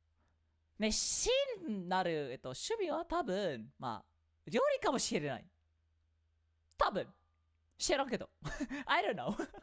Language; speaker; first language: Japanese; non-native, fluent; English